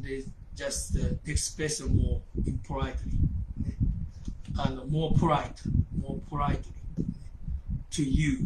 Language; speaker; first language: English; non-native, learner; Japanese